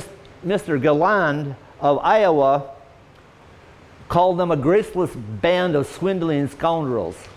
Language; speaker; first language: English; native; English